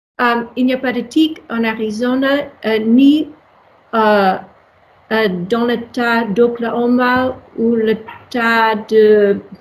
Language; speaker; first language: French; non-native, learner; English